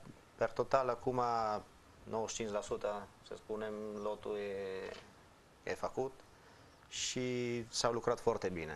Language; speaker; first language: Romanian; non-native, fluent; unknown